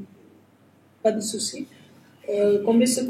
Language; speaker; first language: French; non-native, learner; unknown